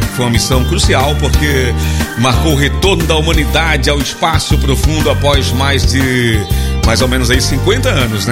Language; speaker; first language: Portuguese; native; Portuguese